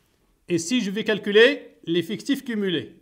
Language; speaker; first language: French; non-native, local second language; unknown